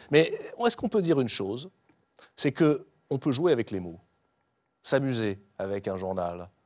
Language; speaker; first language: French; native; French